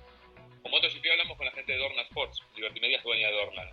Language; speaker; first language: Spanish; native; Spanish